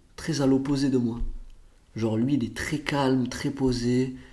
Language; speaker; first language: French; early bilingual, other home language; Portuguese